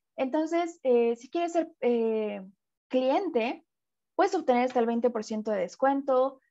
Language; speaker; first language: Spanish; native; Spanish